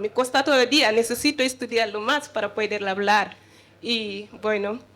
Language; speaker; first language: Spanish; non-native, learner; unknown